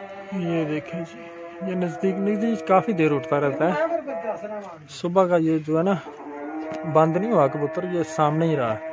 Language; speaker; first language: Hindi; non-native, local second language; Punjabi